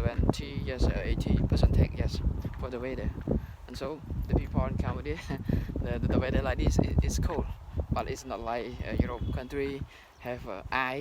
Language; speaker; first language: English; non-native, learner; Khmer